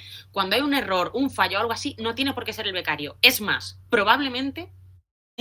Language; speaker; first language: Spanish; native; Spanish